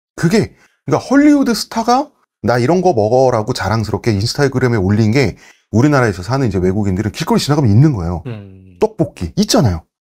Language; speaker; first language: Korean; native; Korean